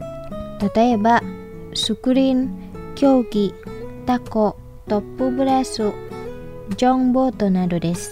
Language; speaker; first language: Japanese; non-native, fluent; Indonesian